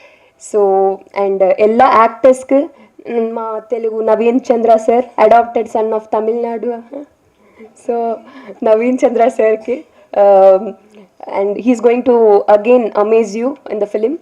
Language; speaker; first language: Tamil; non-native, learner; Telugu